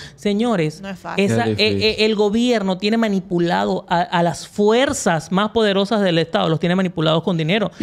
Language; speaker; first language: Spanish; native; Spanish